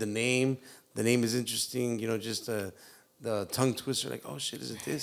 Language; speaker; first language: English; early bilingual, other home language; Spanish